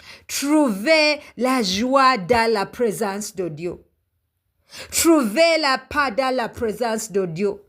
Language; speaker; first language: French; non-native, learner; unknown